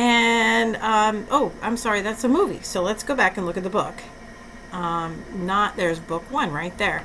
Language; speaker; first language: English; native; English